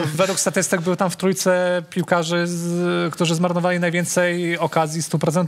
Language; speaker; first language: Polish; native; Polish